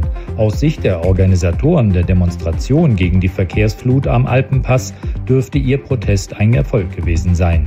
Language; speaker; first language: German; native; German